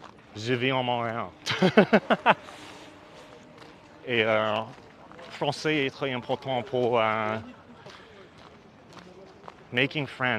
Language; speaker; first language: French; non-native, learner; English